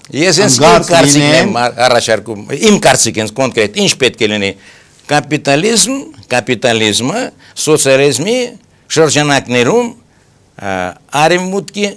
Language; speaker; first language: Armenian; native; Armenian